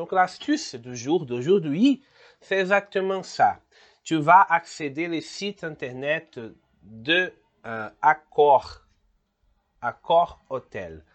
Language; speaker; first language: French; non-native, fluent; Portuguese